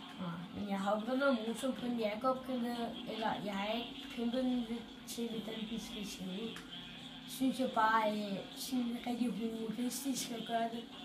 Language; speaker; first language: Danish; native; Danish